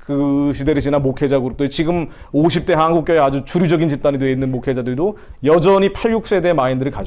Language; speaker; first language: Korean; native; Korean